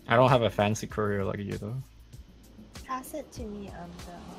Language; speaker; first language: English; early bilingual, heritage; Dutch